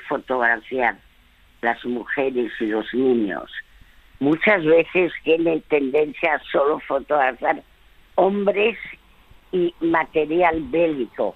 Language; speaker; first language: Spanish; early bilingual, other home language; French